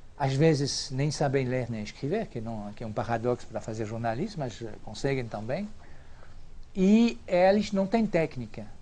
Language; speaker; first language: Portuguese; non-native, fluent; French